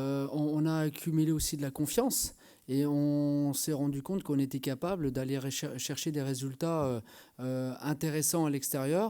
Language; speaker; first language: French; native; French